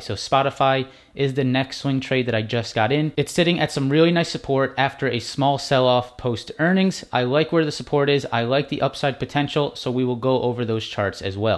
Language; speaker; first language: English; native; English